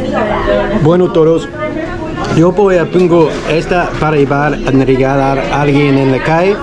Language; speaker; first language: Spanish; non-native, learner; English